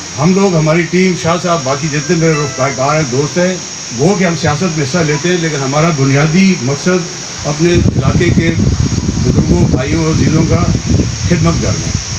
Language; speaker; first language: Urdu; non-native, local second language; Punjabi